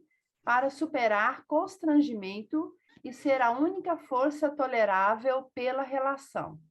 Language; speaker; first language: Portuguese; native; Portuguese